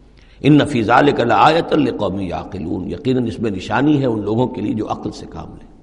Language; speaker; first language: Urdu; native; Urdu